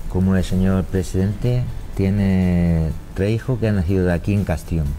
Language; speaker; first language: Spanish; non-native, learner; Chinese